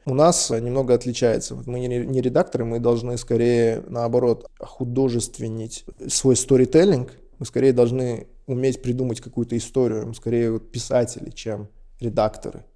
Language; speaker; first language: Russian; non-native, local second language; Uzbek